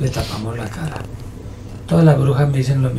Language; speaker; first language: Spanish; native; Spanish